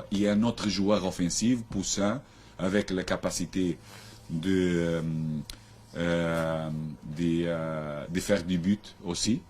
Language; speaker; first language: French; non-native, learner; Portuguese